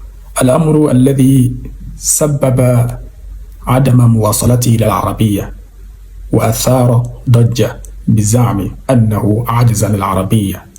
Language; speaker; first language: Arabic; non-native, fluent; Yoruba